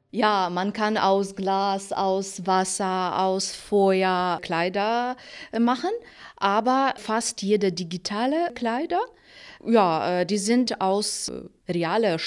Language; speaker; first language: German; non-native, learner; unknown